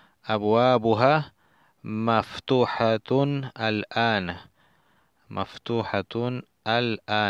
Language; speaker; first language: Arabic; non-native, learner; Spanish